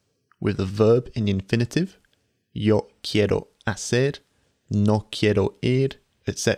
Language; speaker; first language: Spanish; non-native, fluent; English